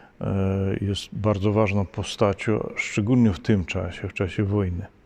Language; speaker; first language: Polish; non-native, fluent; Ukrainian